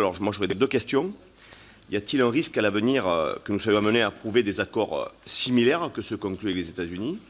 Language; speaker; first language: French; native; French